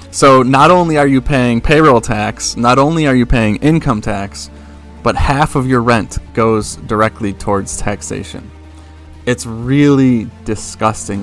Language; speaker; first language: English; native; English